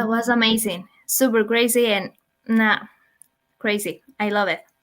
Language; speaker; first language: English; non-native, learner; Spanish